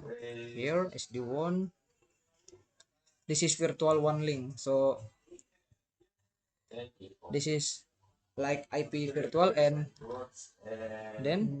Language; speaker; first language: English; non-native, learner; Indonesian